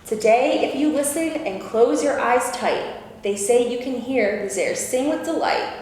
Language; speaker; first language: English; native; English